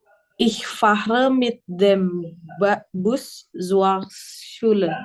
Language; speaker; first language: German; non-native, learner; Indonesian